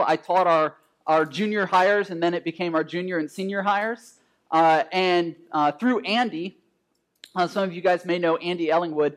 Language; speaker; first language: English; native; English